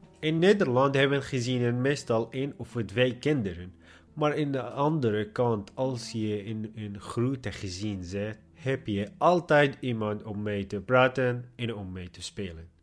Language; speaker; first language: Dutch; non-native, learner; Arabic